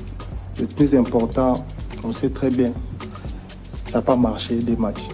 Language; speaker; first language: French; non-native, local second language; Lingala